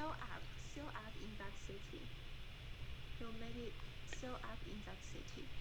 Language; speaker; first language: English; non-native, learner; Chinese